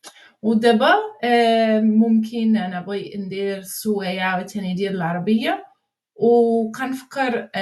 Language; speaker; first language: Arabic; non-native, learner; English